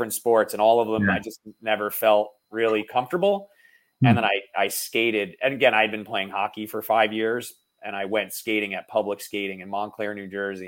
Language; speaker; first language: English; native; English